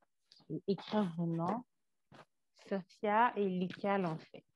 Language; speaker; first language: French; native; French